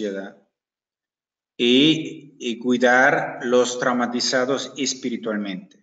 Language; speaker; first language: Spanish; non-native, fluent; German